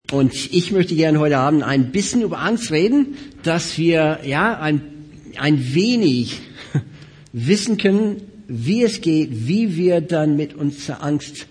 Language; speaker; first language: German; non-native, fluent; English